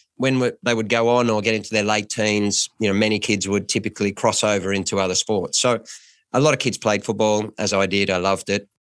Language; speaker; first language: English; native; English